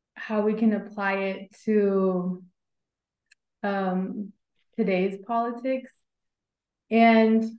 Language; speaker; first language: English; native; English